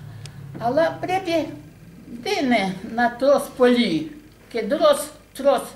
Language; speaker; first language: Greek; non-native, learner; Russian